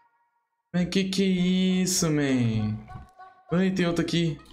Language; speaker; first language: Portuguese; native; Portuguese